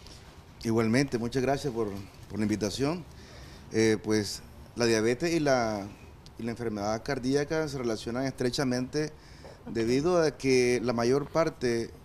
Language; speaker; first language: Spanish; native; Spanish